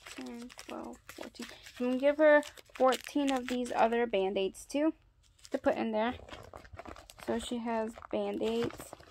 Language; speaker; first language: English; native; English